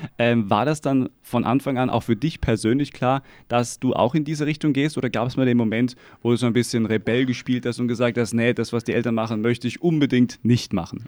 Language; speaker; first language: German; native; German